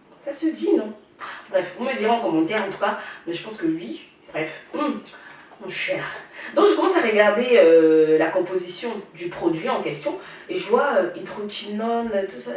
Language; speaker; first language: French; native; French